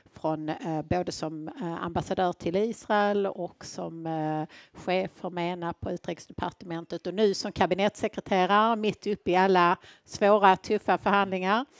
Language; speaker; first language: Swedish; native; Swedish